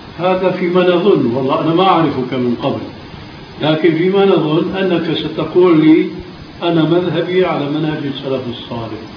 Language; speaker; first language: Arabic; early bilingual, other home language; Albanian